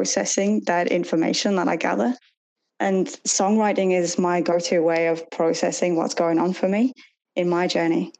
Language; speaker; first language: English; native; English